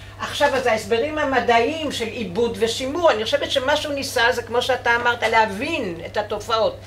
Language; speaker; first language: Hebrew; native; Hebrew